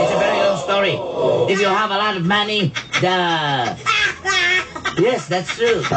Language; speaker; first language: English; non-native, learner; Cebuano